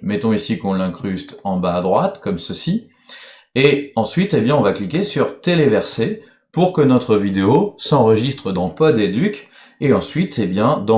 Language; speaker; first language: French; native; French